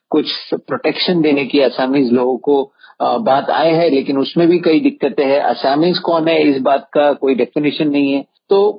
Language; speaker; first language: Hindi; non-native, local second language; Assamese